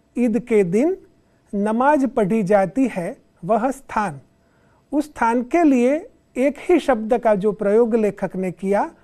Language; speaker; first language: Hindi; non-native, local second language; Gujarati